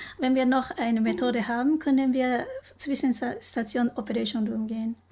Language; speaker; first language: German; non-native, learner; Japanese